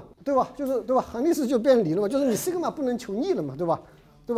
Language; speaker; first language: Chinese; native; Chinese